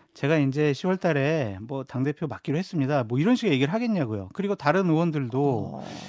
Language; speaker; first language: Korean; native; Korean